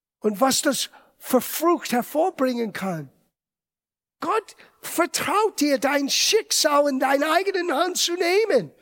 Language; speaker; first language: German; non-native, fluent; English